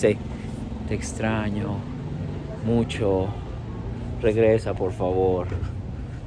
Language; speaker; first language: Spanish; early bilingual, heritage; Spanish